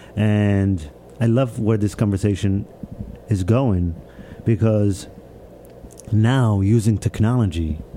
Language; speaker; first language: English; early bilingual, other home language; Hebrew